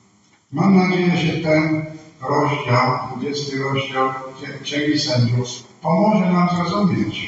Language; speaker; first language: Polish; non-native, fluent; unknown